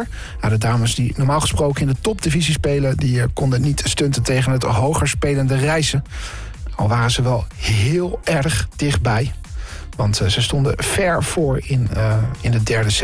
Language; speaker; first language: Dutch; native; Dutch